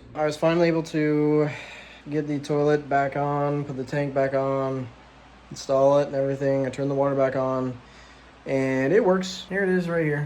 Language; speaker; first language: English; native; English